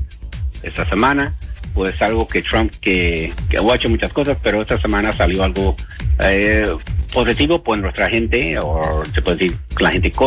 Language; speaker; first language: Spanish; early bilingual, heritage; Spanish